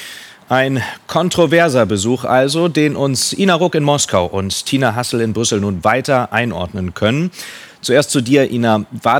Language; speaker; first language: German; native; German